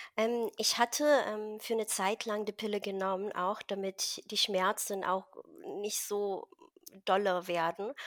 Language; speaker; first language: German; non-native, fluent; Filipino